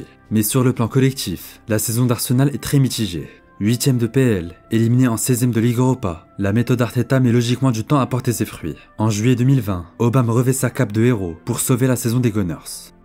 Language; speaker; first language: French; native; French